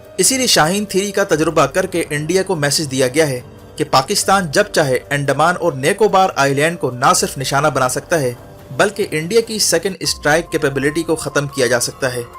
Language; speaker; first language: Urdu; native; Urdu